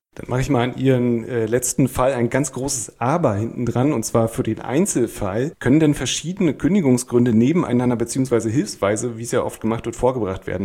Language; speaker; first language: German; native; German